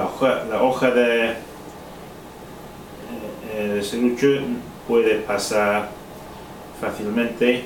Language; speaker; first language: Spanish; non-native, fluent; English